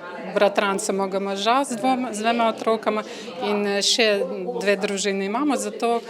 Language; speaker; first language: Slovenian; non-native, learner; Ukrainian